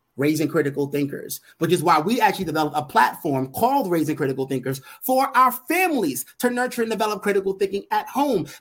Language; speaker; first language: English; native; English